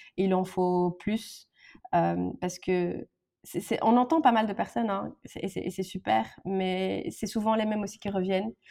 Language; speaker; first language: French; non-native, local second language; Arabic